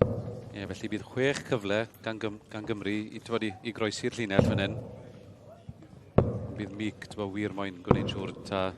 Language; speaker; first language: Welsh; native; Welsh